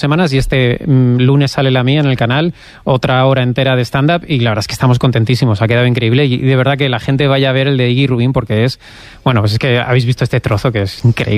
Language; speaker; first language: Spanish; native; Spanish